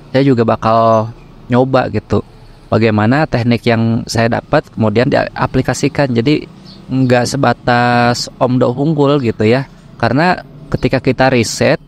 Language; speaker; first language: Indonesian; native; Indonesian